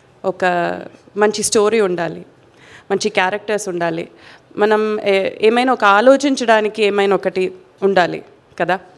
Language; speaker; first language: Telugu; non-native, fluent; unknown